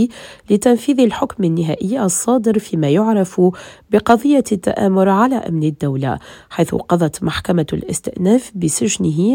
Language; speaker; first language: Arabic; native; Arabic